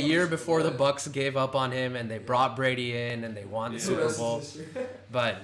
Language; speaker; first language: English; native; English